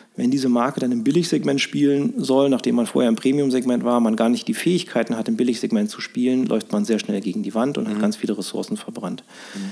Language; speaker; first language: German; native; German